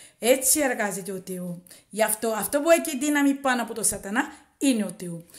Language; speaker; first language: Greek; non-native, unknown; Swahili